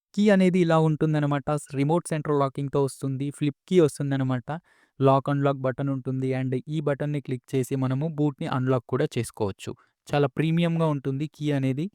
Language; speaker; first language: Telugu; native; Telugu